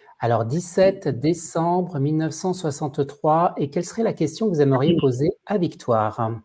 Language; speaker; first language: French; native; French